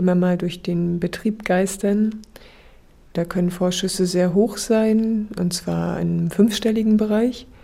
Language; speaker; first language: German; native; German